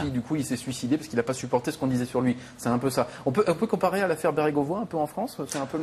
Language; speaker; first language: French; native; French